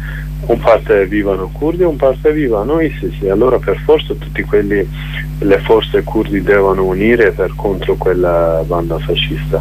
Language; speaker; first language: Italian; non-native, learner; Kurdish